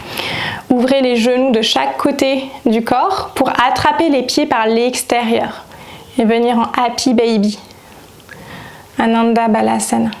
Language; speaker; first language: French; native; French